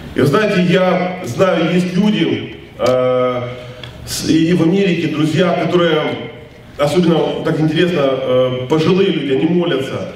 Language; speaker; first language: Russian; native; Russian